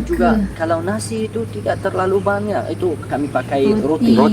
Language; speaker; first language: Indonesian; non-native, learner; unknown